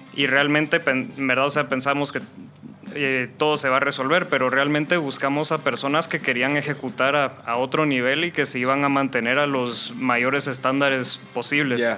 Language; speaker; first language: Spanish; native; Spanish